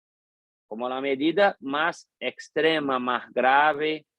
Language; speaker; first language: Spanish; non-native, fluent; Portuguese